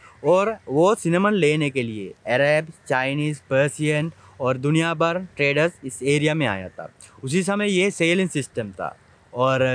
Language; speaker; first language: Hindi; non-native, fluent; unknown